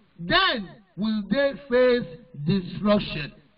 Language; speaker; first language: English; non-native, local second language; Yoruba